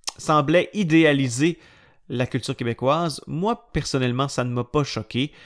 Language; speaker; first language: French; native; French